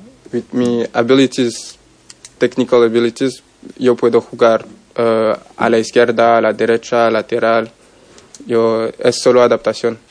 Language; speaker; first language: Spanish; non-native, learner; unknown